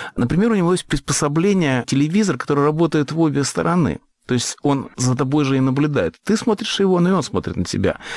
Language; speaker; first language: Russian; native; Russian